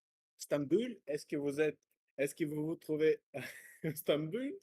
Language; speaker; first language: French; non-native, learner; Russian